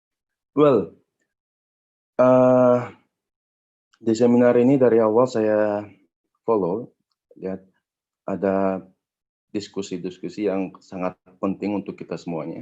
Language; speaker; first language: Indonesian; non-native, fluent; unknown